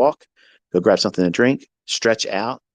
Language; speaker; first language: English; native; English